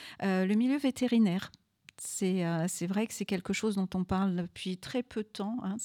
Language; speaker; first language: French; native; French